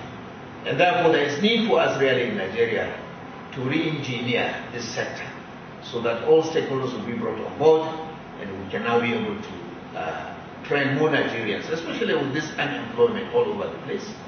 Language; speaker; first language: English; non-native, local second language; Hausa